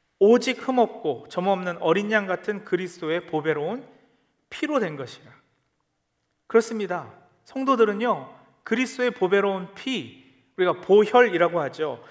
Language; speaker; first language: Korean; early bilingual, heritage; Korean